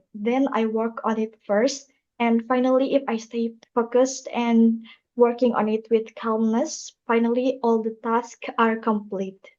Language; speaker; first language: English; non-native, learner; Indonesian